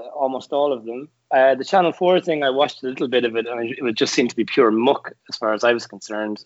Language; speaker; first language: English; native; English